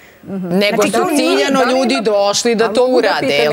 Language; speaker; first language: Serbian; native; Serbian